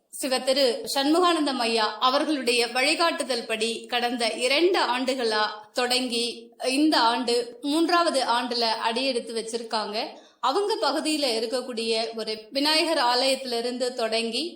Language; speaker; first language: Tamil; native; Tamil